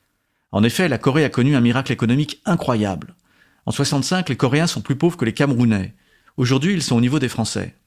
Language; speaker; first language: French; native; French